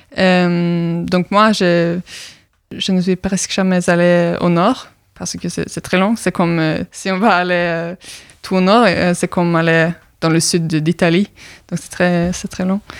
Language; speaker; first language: French; non-native, fluent; Norwegian